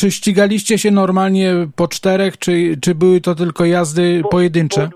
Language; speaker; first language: Polish; native; Polish